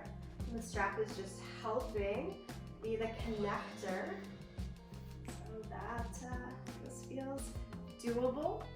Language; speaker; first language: English; native; English